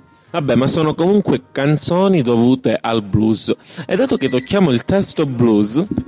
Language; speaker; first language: Italian; native; Italian